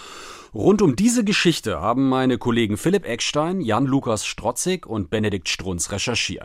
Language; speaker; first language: German; native; German